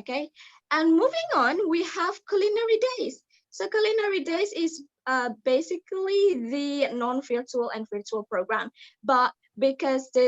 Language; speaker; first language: English; non-native, fluent; Indonesian